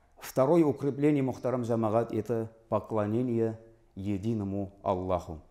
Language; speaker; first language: Russian; non-native, local second language; Tatar